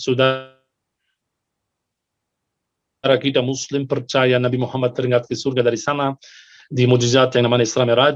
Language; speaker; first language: Indonesian; non-native, fluent; Arabic